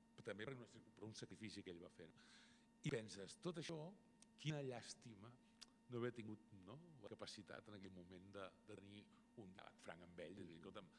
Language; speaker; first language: Catalan; native; Catalan